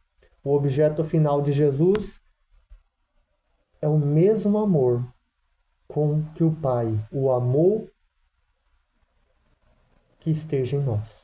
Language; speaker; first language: Portuguese; native; Portuguese